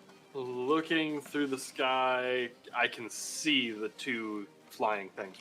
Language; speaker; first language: English; native; English